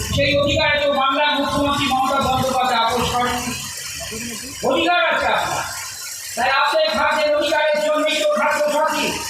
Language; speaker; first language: Bangla; native; Bangla